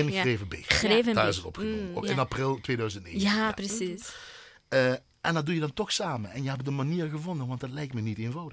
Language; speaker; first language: Dutch; native; Dutch